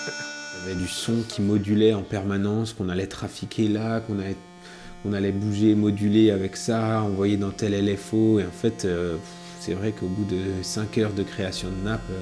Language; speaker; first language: French; native; French